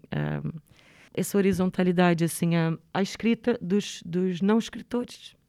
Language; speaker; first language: Portuguese; native; Portuguese